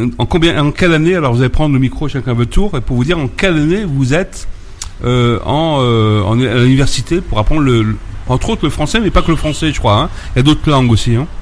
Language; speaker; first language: French; native; French